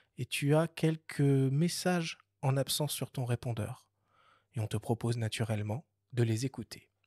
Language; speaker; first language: French; native; French